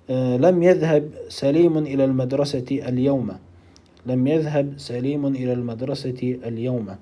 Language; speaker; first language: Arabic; non-native, fluent; Uzbek